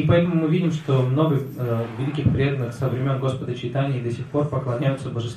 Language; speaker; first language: Russian; native; Russian